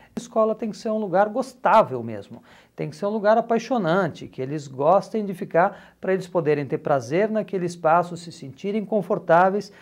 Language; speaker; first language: Portuguese; native; Portuguese